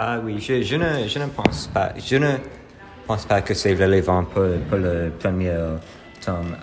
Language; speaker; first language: French; non-native, learner; English